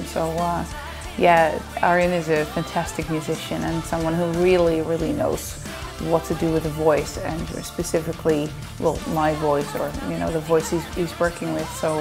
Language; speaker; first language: English; non-native, fluent; Dutch